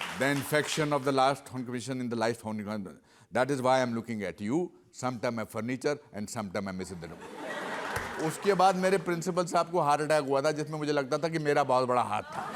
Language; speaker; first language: Hindi; native; Hindi